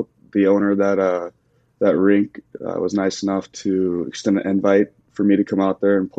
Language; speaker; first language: English; native; English